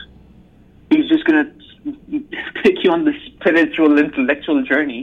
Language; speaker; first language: English; non-native, local second language; Urdu